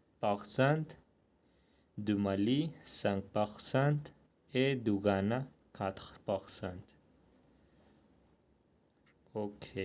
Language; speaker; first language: French; non-native, learner; Spanish